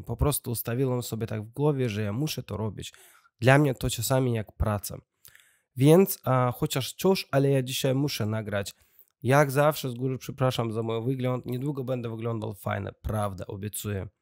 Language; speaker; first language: Polish; non-native, learner; Russian